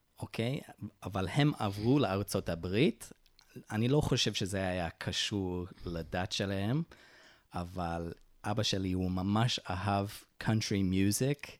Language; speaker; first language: Hebrew; non-native, fluent; English